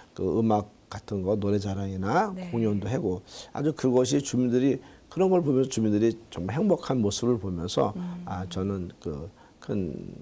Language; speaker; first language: Korean; native; Korean